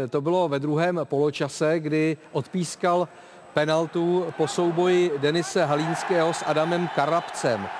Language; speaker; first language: Czech; native; Czech